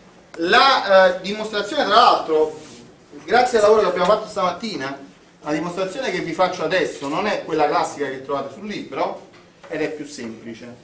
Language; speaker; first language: Italian; native; Italian